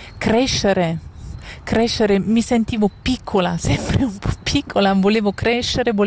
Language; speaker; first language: Italian; non-native, local second language; German